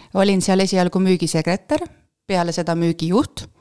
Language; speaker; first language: Estonian; native; Estonian